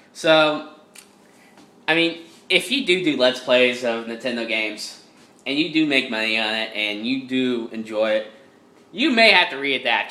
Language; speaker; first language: English; native; English